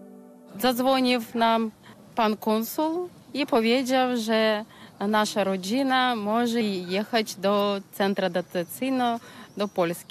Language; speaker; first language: Polish; non-native, learner; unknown